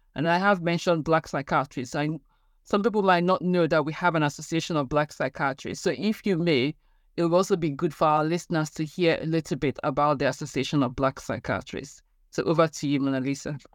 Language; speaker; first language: English; non-native, local second language; Igbo